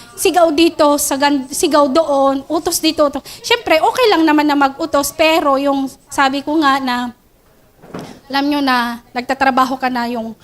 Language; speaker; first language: Filipino; non-native, local second language; Iloko